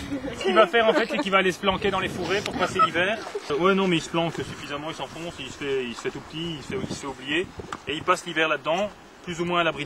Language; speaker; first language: French; native; French